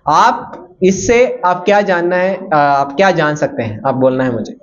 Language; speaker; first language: Hindi; non-native, local second language; Kannada